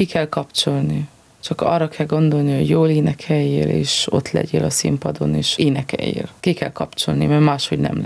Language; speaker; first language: Hungarian; non-native, fluent; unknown